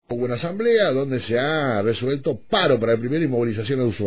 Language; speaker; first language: Spanish; native; Spanish